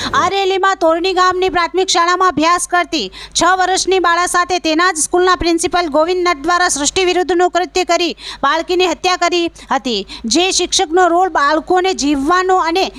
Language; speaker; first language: Gujarati; native; Gujarati